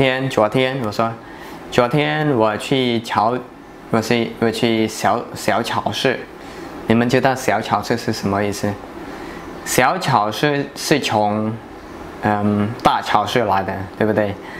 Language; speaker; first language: Chinese; non-native, fluent; Khmer